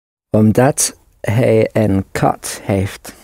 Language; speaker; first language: Dutch; non-native, learner; English